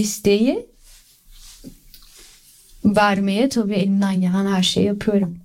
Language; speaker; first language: Turkish; early bilingual, other home language; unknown